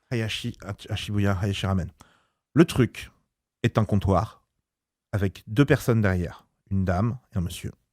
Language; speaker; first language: French; native; French